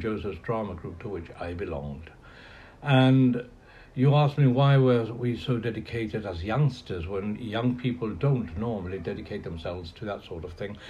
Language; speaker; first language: English; non-native, local second language; Spanish